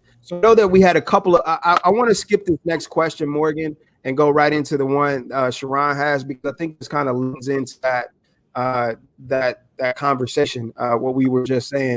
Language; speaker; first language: English; native; English